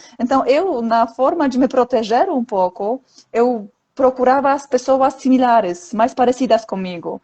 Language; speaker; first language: Portuguese; non-native, fluent; Polish